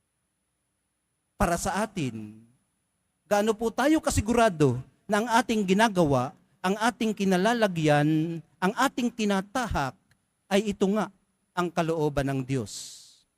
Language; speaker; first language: Filipino; native; Filipino